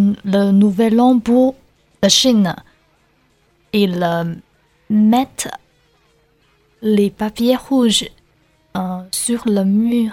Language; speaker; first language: French; non-native, learner; Chinese